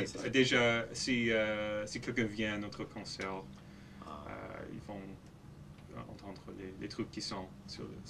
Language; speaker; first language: French; non-native, local second language; English